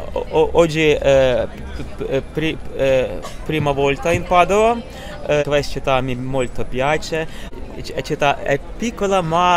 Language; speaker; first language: Italian; non-native, learner; Ukrainian